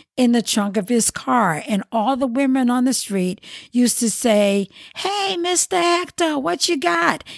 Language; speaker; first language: English; native; English